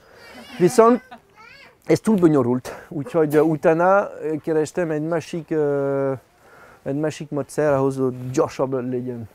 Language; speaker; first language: Hungarian; non-native, learner; French